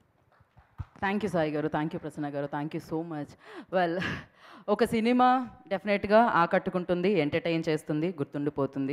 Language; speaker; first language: Telugu; native; Telugu